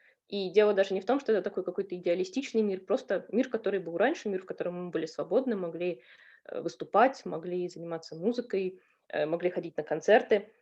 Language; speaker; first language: Russian; native; Russian